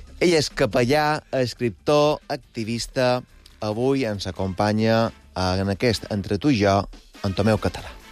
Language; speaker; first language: Catalan; native; Catalan